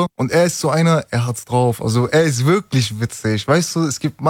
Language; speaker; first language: German; early bilingual, other home language; Turkish